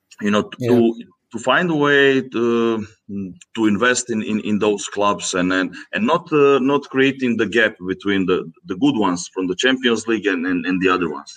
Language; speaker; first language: English; non-native, fluent; Greek